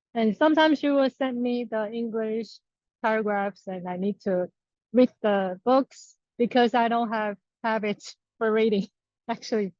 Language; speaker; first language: English; non-native, learner; Chinese